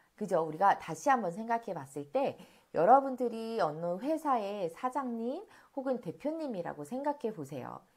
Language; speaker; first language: Korean; native; Korean